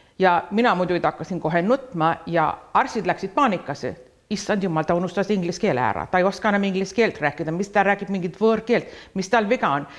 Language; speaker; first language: Estonian; early bilingual, heritage; Estonian